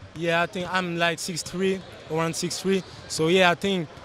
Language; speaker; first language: English; non-native, fluent; French